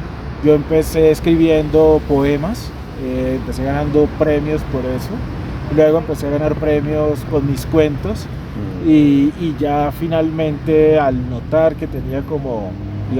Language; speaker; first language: Spanish; native; Spanish